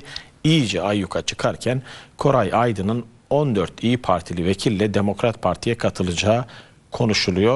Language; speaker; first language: Turkish; native; Turkish